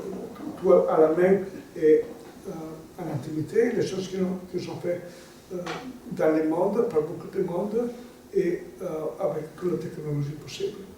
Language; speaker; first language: French; non-native, learner; Italian